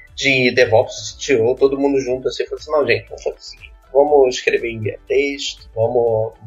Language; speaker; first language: Portuguese; native; Portuguese